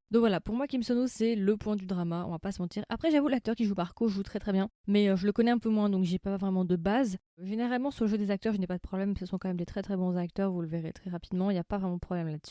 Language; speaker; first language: French; native; French